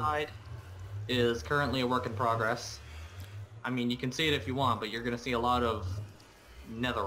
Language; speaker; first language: English; native; English